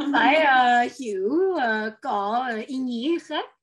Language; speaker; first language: Vietnamese; non-native, learner; French